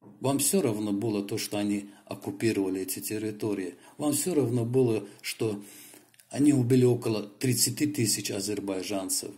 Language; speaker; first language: Russian; non-native, local second language; Azerbaijani